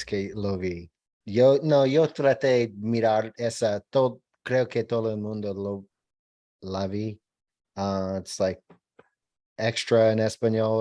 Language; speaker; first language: Spanish; non-native, learner; English